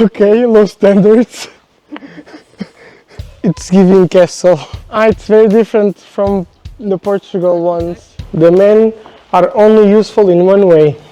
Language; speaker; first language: English; non-native, fluent; Portuguese